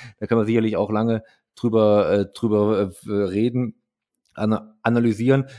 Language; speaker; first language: German; native; German